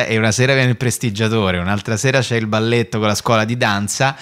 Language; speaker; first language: Italian; native; Italian